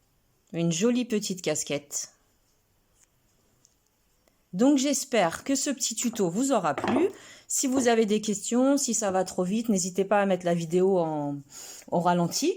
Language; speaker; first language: French; native; French